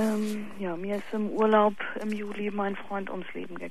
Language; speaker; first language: German; native; German